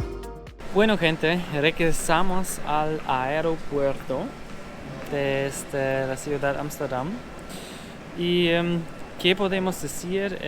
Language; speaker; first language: Spanish; non-native, learner; German